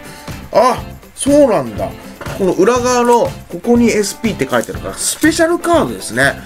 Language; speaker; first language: Japanese; native; Japanese